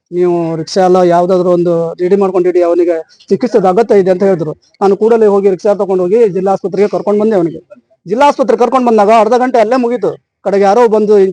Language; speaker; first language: Kannada; non-native, local second language; Konkani